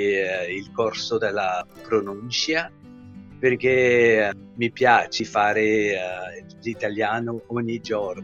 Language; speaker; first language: Italian; non-native, learner; French